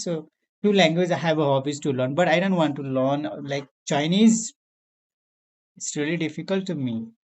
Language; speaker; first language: English; non-native, learner; Nepali